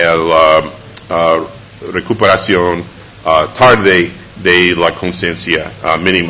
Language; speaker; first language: Spanish; non-native, fluent; English